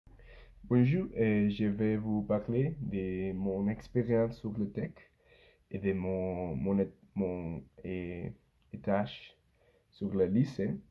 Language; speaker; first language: French; non-native, learner; Spanish